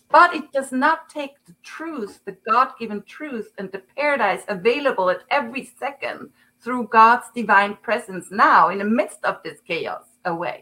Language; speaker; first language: English; non-native, fluent; Swiss German